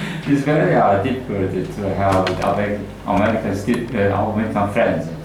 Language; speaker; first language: English; non-native, learner; Korean